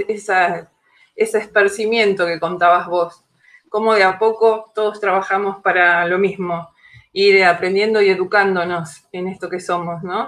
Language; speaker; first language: Spanish; native; Spanish